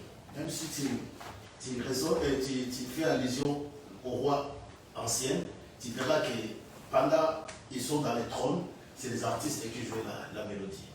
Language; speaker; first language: French; non-native, local second language; Lingala